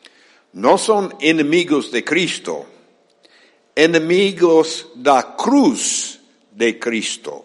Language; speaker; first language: Portuguese; non-native, fluent; Spanish